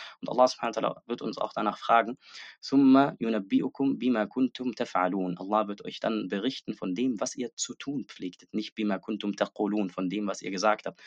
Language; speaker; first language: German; early bilingual, other home language; Arabic